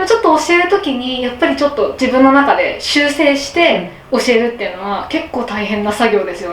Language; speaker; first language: Japanese; native; Japanese